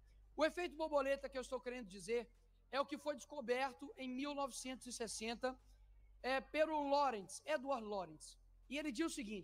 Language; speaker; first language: Portuguese; native; Portuguese